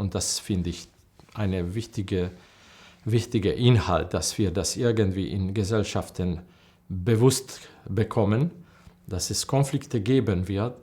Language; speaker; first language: German; non-native, learner; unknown